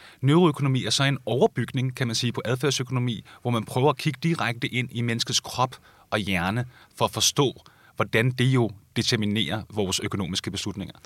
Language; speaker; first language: Danish; native; Danish